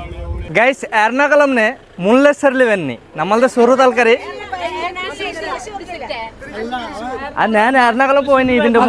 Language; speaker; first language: Malayalam; non-native, learner; Bangla